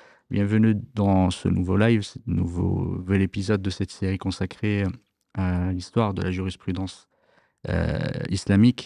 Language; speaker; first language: French; native; French